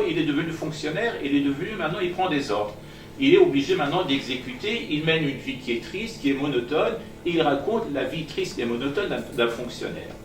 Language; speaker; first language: French; non-native, fluent; Persian